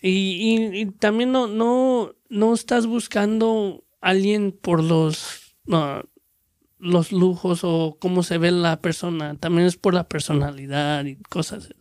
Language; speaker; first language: Spanish; native; Spanish